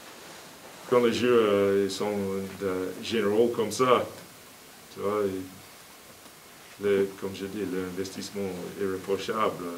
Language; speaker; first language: French; non-native, learner; English